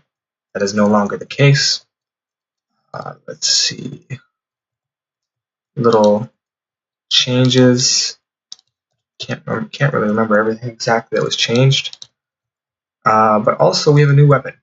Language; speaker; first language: English; native; English